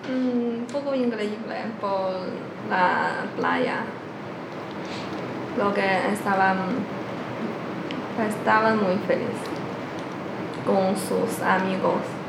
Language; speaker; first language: Spanish; non-native, learner; Chinese